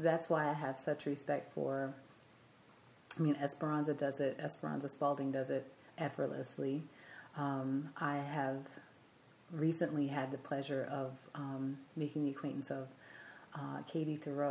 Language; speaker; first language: English; native; English